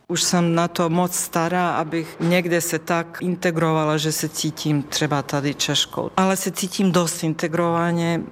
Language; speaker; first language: Czech; non-native, fluent; Bosnian